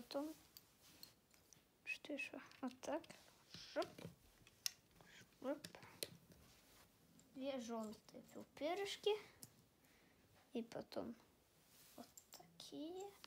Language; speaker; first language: Russian; early bilingual, heritage; Russian